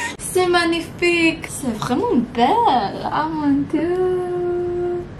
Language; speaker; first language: French; non-native, learner; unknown